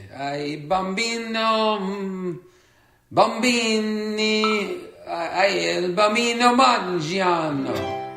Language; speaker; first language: Italian; non-native, learner; English